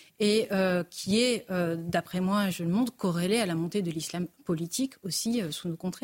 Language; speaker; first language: French; native; French